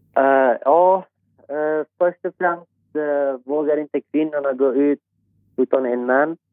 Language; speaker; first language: Swedish; non-native, fluent; Persian